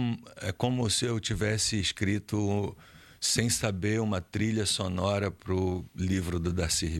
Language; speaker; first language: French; non-native, learner; Portuguese